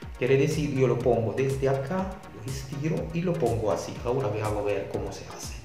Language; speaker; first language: Spanish; non-native, fluent; Italian